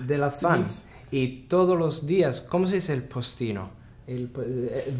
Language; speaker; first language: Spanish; non-native, fluent; Italian